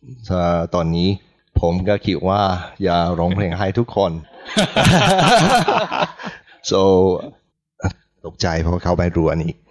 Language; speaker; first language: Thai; non-native, learner; English